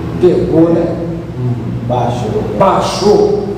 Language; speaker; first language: Portuguese; native; Portuguese